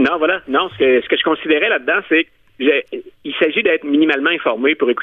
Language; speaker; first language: French; native; French